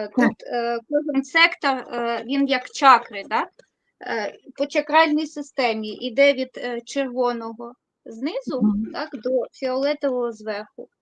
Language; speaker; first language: Ukrainian; non-native, local second language; Russian